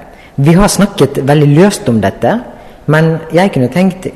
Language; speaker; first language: Norwegian; non-native, fluent; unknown